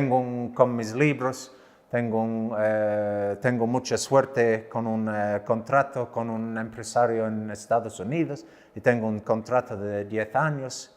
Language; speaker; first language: Spanish; non-native, learner; English